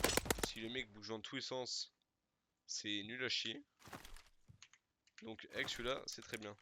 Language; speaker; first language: French; native; French